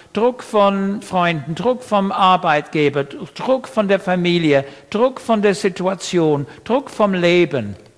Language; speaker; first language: German; non-native, fluent; English